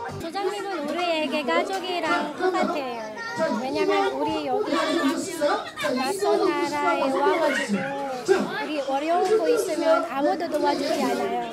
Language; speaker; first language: Korean; non-native, fluent; Filipino